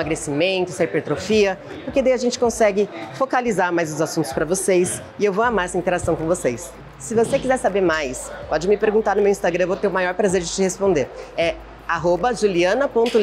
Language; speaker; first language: Portuguese; native; Portuguese